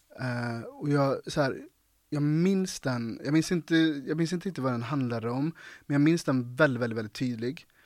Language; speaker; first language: Swedish; native; Swedish